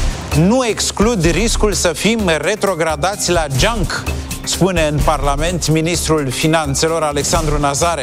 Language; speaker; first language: Romanian; native; Romanian